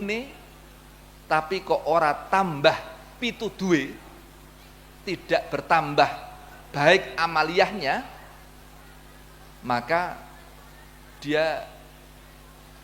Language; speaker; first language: Indonesian; non-native, local second language; Javanese